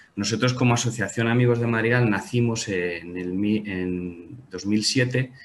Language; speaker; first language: Spanish; native; Spanish